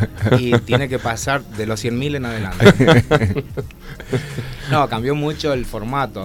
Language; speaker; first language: Spanish; native; Spanish